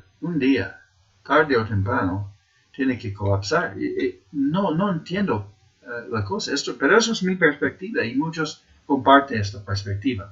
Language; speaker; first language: Spanish; non-native, fluent; English